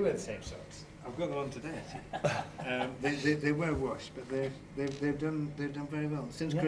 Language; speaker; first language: English; native; English